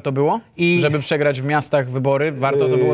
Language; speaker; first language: Polish; native; Polish